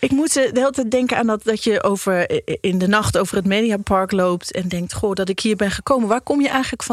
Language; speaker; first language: Dutch; native; Dutch